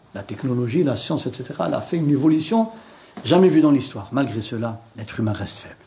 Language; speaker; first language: French; non-native, local second language; Arabic